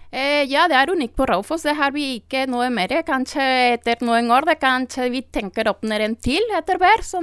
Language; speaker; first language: Norwegian; non-native, learner; Spanish